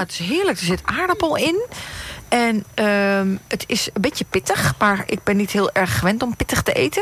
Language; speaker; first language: Dutch; native; Dutch